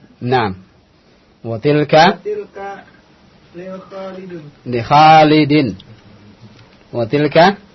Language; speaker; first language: Arabic; non-native, fluent; Indonesian